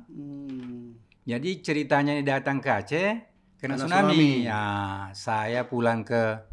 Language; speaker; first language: Indonesian; non-native, local second language; Buginese